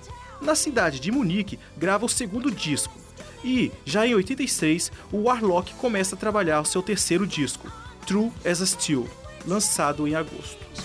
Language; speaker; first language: Portuguese; native; Portuguese